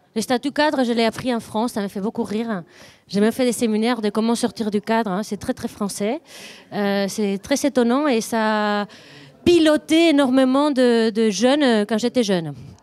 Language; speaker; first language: French; non-native, fluent; Spanish